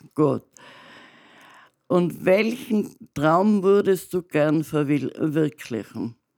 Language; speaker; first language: German; native; German